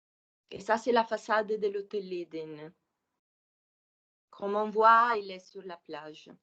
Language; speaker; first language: French; non-native, fluent; Italian